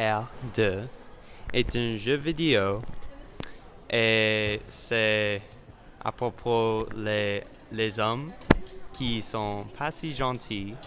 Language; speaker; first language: French; non-native, learner; English